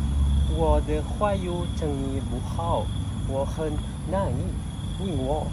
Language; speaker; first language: Chinese; non-native, learner; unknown